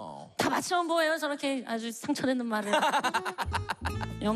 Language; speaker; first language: Korean; native; Korean